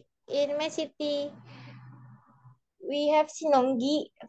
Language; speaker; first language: English; non-native, learner; Indonesian